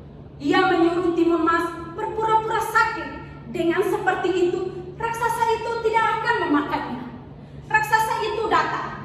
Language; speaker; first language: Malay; non-native, learner; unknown